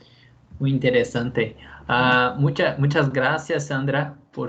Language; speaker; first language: Spanish; non-native, fluent; Portuguese